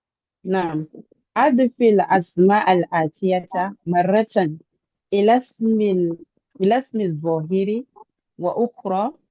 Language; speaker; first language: Arabic; non-native, learner; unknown